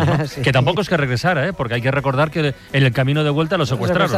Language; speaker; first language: Spanish; native; Spanish